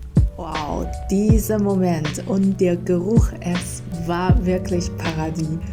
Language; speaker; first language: German; non-native, fluent; Chinese